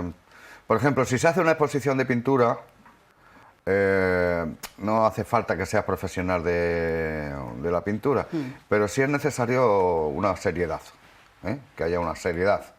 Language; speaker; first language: Spanish; native; Spanish